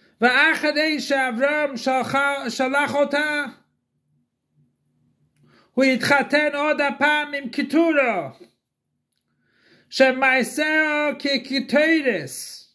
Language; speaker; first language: Hebrew; non-native, fluent; English